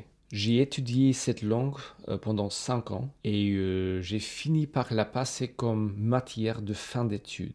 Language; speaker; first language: French; non-native, fluent; English